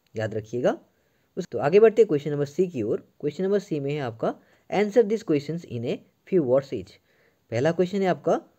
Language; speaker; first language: Hindi; non-native, local second language; Assamese